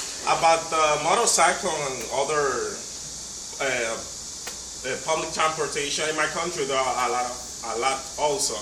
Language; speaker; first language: English; non-native, fluent; Spanish